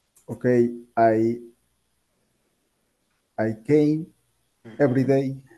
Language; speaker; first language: English; non-native, learner; Spanish